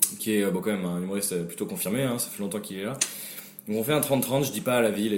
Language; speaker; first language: French; native; French